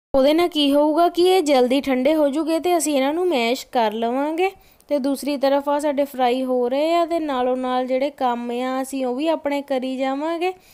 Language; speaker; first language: Punjabi; native; Punjabi